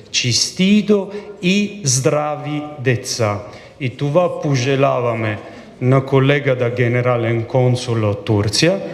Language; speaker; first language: Bulgarian; non-native, fluent; Italian